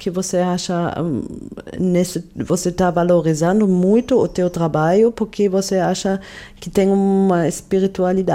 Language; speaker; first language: Portuguese; non-native, fluent; German